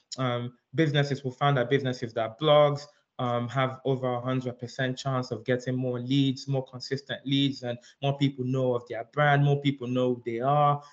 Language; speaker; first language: English; early bilingual, other home language; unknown